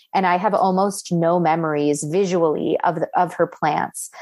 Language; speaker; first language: English; early bilingual, other home language; Italian